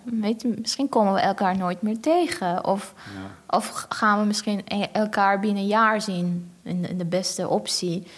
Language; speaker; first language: Dutch; non-native, fluent; Persian